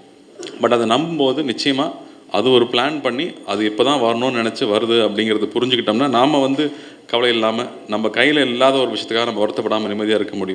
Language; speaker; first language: Tamil; native; Tamil